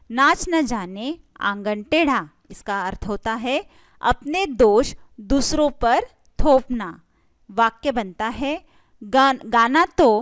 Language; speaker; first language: Hindi; non-native, local second language; Marathi